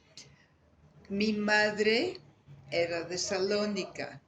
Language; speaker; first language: Spanish; native; Spanish